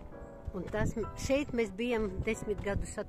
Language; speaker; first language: Latvian; non-native, local second language; Russian